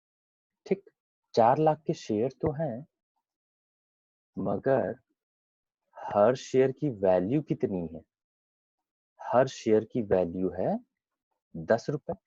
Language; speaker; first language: Hindi; native; Hindi